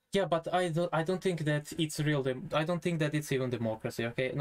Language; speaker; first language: English; non-native, fluent; Croatian